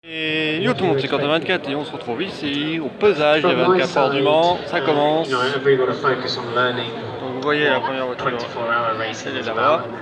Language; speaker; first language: French; native; French